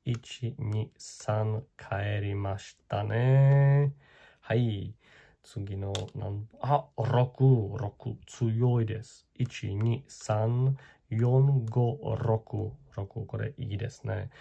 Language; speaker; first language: Japanese; non-native, learner; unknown